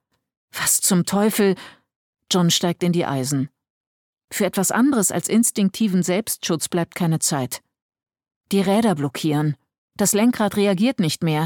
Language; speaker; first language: German; native; German